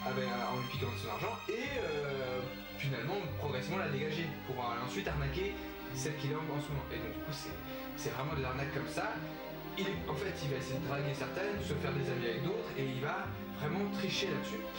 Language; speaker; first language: French; native; French